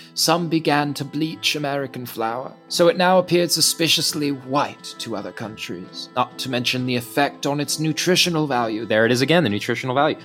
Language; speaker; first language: English; native; English